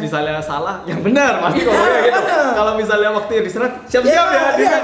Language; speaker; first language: Indonesian; native; Indonesian